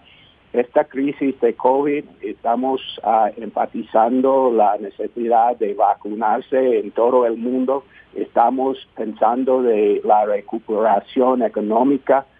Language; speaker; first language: Spanish; non-native, fluent; English